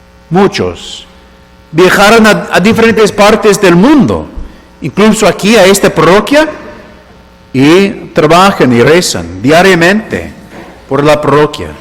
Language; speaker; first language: Spanish; non-native, fluent; English